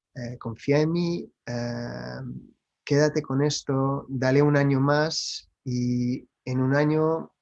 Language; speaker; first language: Spanish; non-native, fluent; French